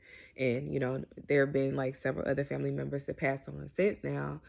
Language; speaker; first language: English; native; English